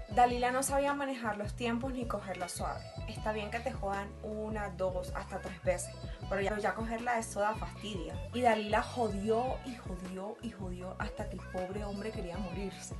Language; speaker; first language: Spanish; native; Spanish